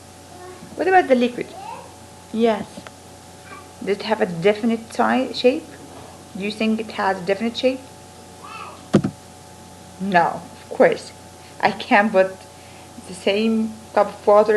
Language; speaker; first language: English; non-native, fluent; Arabic